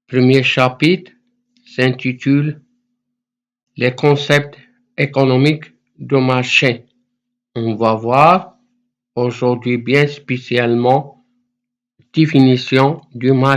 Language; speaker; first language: French; non-native, fluent; Arabic